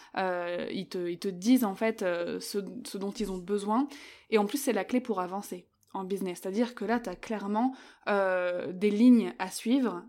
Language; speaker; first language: French; native; French